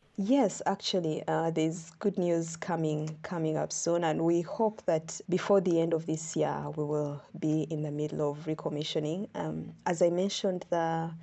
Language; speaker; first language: English; non-native, local second language; Ganda